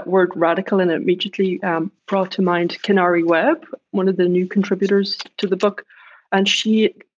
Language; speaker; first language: English; native; English